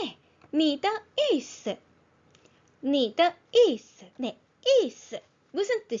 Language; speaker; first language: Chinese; non-native, fluent; Korean